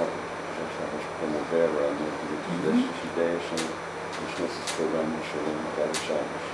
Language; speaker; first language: Portuguese; non-native, fluent; English